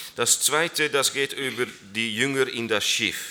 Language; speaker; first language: German; non-native, learner; Dutch